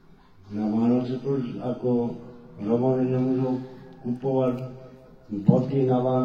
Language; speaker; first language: Czech; non-native, local second language; Romany